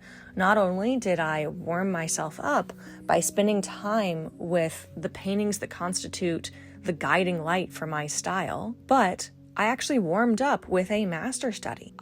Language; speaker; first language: English; native; English